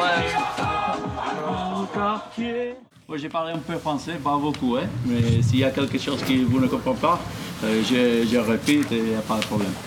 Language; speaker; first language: French; non-native, learner; Catalan